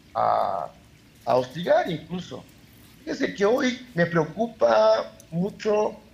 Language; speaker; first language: Spanish; native; Spanish